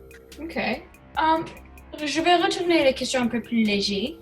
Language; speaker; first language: French; non-native, learner; English